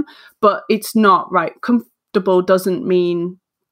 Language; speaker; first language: English; native; English